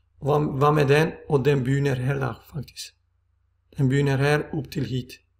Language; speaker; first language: Swedish; non-native, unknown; Turkish